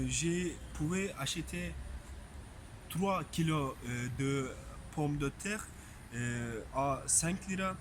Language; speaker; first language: French; non-native, learner; Turkish